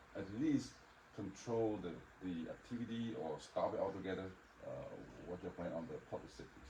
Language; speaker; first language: English; non-native, fluent; Vietnamese